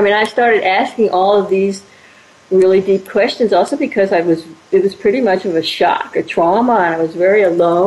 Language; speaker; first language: English; native; English